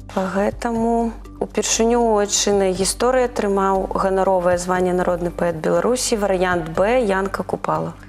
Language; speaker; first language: Belarusian; non-native, local second language; Russian